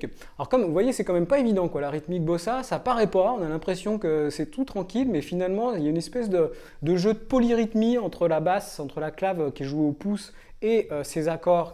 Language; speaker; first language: French; native; French